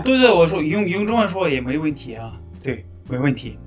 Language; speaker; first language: Chinese; non-native, fluent; Russian